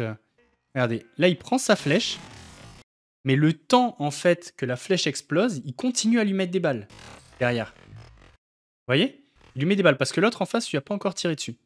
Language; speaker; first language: French; native; French